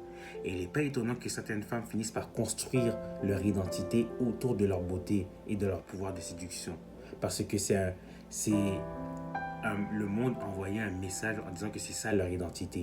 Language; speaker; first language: French; native; French